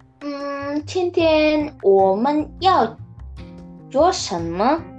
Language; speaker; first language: Chinese; non-native, learner; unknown